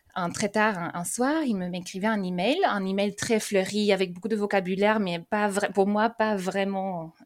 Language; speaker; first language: French; early bilingual, other home language; English